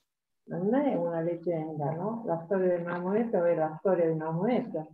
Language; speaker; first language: Italian; non-native, fluent; Spanish